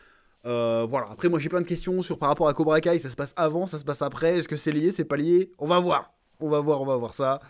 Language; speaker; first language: French; native; French